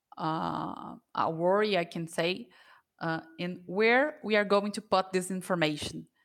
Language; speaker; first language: English; non-native, fluent; Portuguese